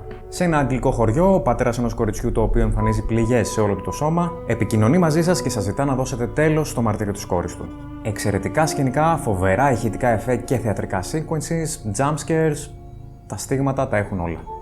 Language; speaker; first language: Greek; native; Greek